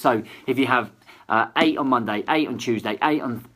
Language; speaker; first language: English; native; English